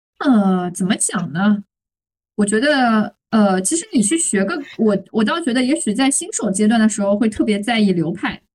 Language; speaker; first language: Chinese; native; Chinese